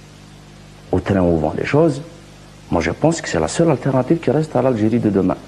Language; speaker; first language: French; non-native, local second language; Kabyle